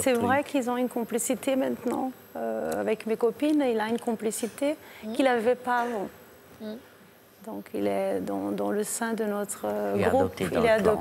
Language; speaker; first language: French; non-native, fluent; Portuguese